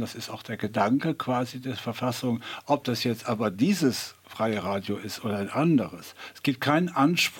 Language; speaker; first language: German; native; German